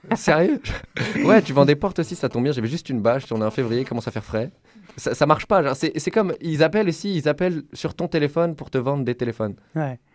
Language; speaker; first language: French; native; French